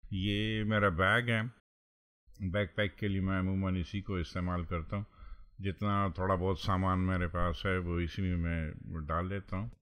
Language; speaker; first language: Urdu; non-native, local second language; Pashto